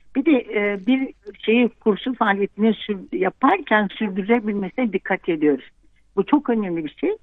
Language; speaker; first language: Turkish; non-native, local second language; Kurdish